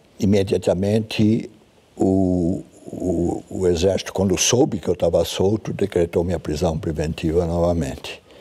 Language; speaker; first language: Portuguese; early bilingual, other home language; German